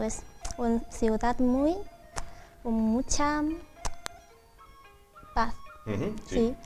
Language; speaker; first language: Spanish; non-native, learner; Chinese